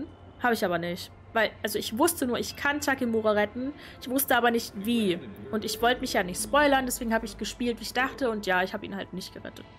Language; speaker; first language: German; native; German